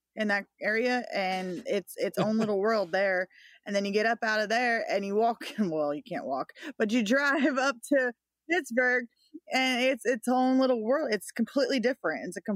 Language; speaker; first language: English; native; English